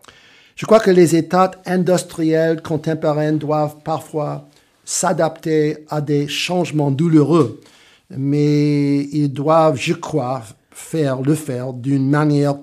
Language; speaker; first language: French; non-native, fluent; English